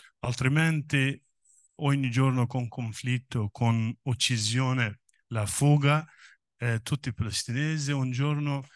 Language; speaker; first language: Italian; non-native, learner; Kurdish